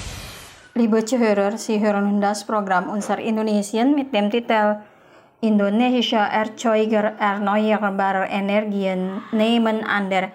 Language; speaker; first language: German; non-native, fluent; Indonesian